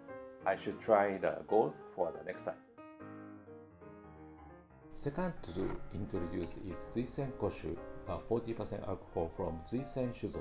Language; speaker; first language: English; non-native, fluent; Japanese